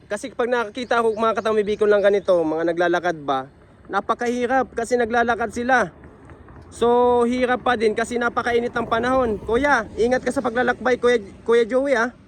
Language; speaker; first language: Filipino; non-native, local second language; Bikol